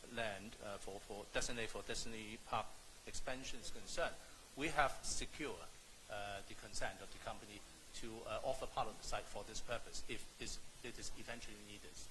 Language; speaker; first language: English; non-native, local second language; Cantonese